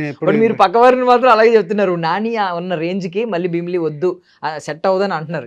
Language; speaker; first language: Telugu; native; Telugu